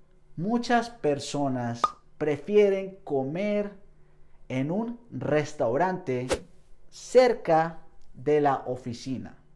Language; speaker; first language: Spanish; non-native, fluent; English